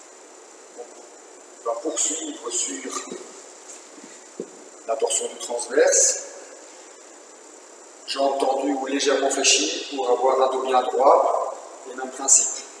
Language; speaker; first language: French; native; French